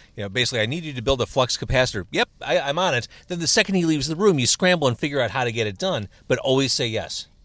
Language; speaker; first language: English; native; English